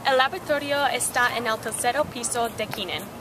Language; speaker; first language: Spanish; non-native, learner; English